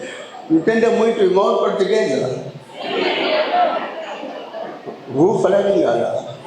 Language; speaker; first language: Portuguese; non-native, learner; Lingala